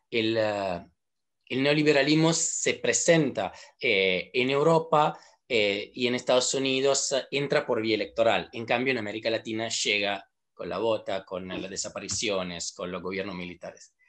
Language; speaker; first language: Spanish; non-native, fluent; Italian